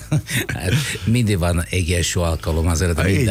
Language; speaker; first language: Hungarian; non-native, fluent; Italian